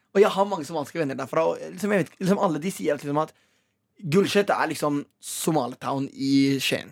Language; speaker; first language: Norwegian; native; Norwegian